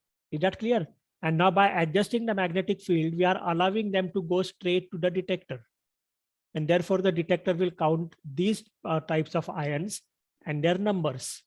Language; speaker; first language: English; non-native, local second language; Marathi